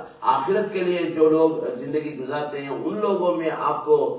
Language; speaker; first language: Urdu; non-native, fluent; Tamil